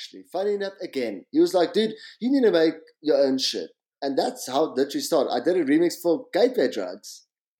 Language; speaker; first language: English; native; English